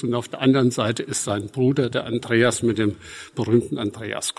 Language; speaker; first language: German; native; German